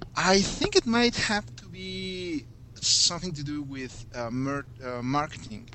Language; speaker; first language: English; non-native, fluent; Spanish